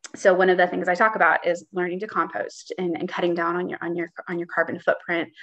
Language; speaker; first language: English; native; English